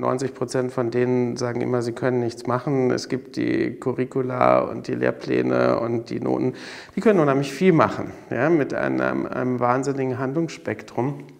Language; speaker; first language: German; native; German